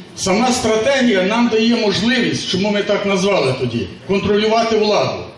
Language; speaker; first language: Ukrainian; native; Ukrainian